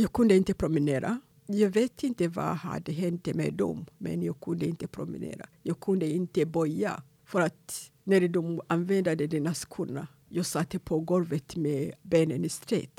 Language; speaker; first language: Swedish; non-native, fluent; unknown